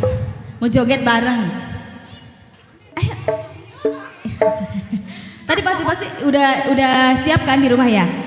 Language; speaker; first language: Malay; non-native, local second language; Javanese